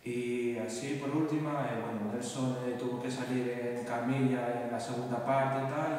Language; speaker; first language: Spanish; native; Spanish